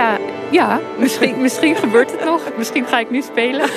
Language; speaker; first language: Dutch; early bilingual, heritage; English